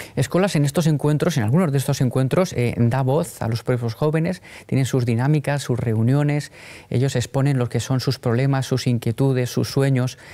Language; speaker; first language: Spanish; native; Spanish